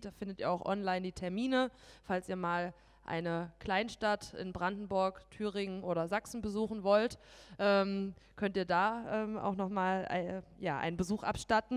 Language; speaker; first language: German; native; German